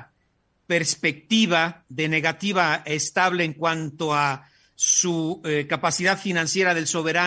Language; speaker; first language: Spanish; native; Spanish